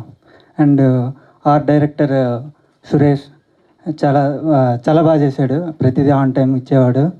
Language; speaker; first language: Telugu; native; Telugu